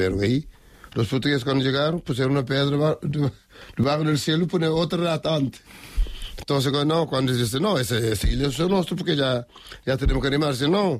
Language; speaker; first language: Spanish; non-native, learner; Kabuverdianu